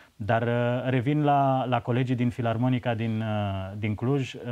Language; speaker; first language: Romanian; native; Romanian